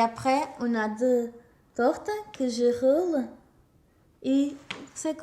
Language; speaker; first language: French; non-native, learner; Portuguese